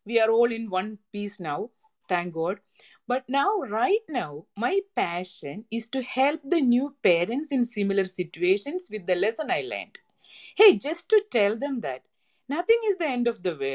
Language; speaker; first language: English; non-native, local second language; Malayalam